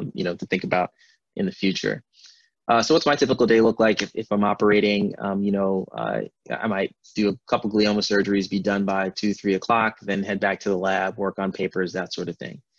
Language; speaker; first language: English; native; English